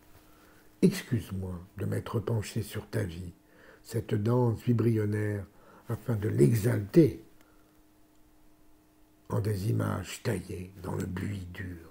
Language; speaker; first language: French; native; French